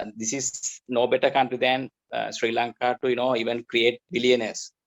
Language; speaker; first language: English; non-native, local second language; Sinhala